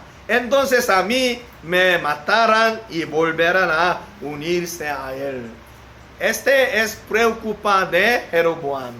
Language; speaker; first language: Spanish; non-native, learner; Korean